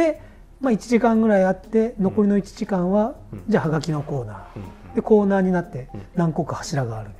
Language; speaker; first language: Japanese; native; Japanese